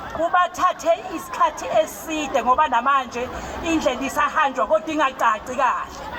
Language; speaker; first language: Zulu; native; Zulu